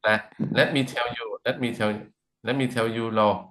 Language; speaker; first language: English; non-native, learner; Vietnamese